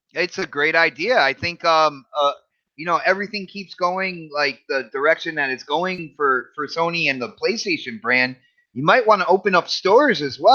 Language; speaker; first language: English; native; English